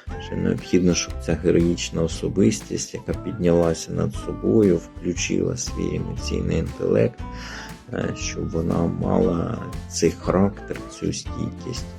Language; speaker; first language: Ukrainian; native; Ukrainian